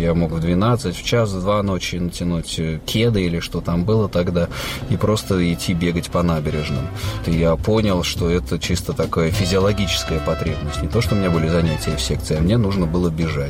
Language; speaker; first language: Russian; native; Russian